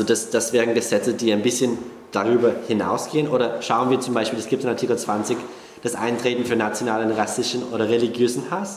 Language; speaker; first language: German; non-native, fluent; English